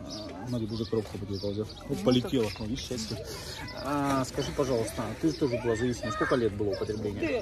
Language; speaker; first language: Russian; native; Russian